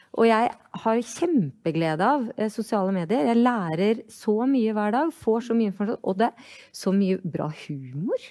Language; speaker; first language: Norwegian; native; Norwegian